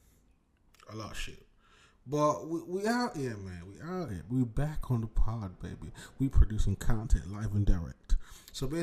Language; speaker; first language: English; non-native, local second language; Yoruba